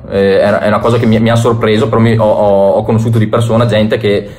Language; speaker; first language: Italian; native; Italian